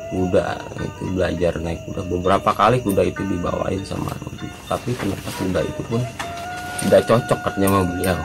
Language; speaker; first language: Indonesian; native; Indonesian